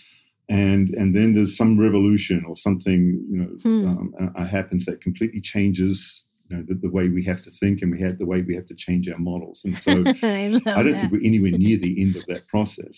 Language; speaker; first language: English; native; English